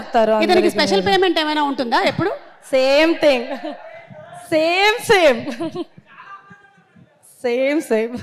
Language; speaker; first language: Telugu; non-native, learner; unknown